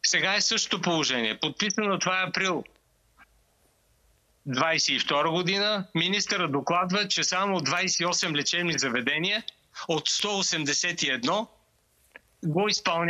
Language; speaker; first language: Bulgarian; native; Bulgarian